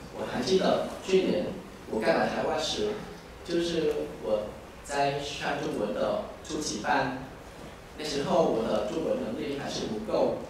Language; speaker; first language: Chinese; non-native, fluent; Vietnamese